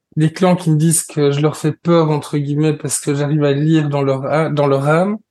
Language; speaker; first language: French; native; French